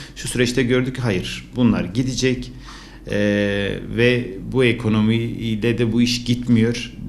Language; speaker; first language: Turkish; native; Turkish